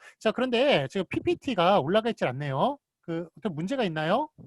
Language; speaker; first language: Korean; native; Korean